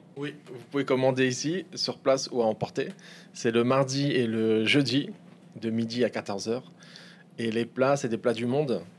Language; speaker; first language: French; native; French